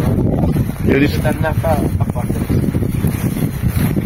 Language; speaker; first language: Portuguese; native; Portuguese